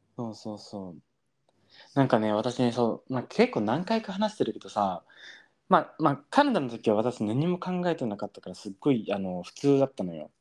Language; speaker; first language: Japanese; early bilingual, heritage; Japanese